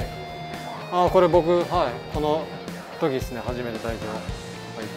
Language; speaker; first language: Japanese; native; Japanese